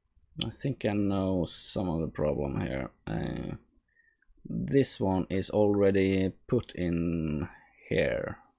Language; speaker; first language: English; non-native, fluent; Norwegian